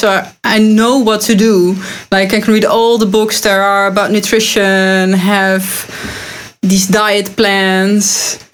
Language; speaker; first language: English; non-native, fluent; Dutch